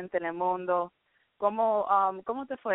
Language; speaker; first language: Spanish; early bilingual, heritage; Spanish